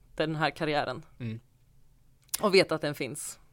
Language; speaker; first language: Swedish; native; Swedish